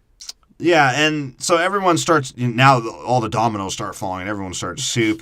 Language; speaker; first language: English; native; English